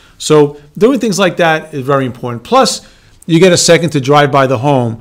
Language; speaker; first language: English; native; English